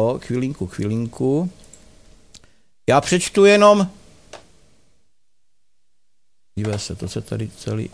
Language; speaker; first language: Czech; native; Czech